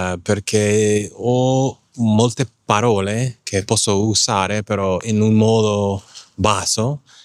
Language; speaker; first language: Italian; non-native, learner; English